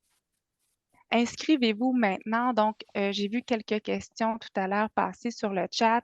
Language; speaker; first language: French; native; French